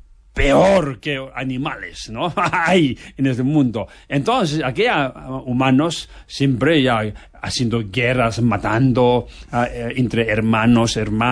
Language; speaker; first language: Spanish; non-native, fluent; Tibetan